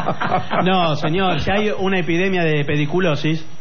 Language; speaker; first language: Spanish; native; Spanish